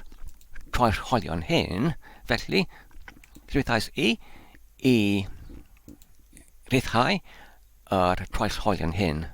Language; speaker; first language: Welsh; non-native, learner; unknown